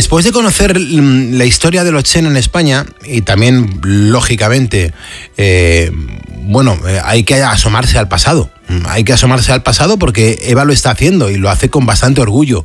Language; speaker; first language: Spanish; native; Spanish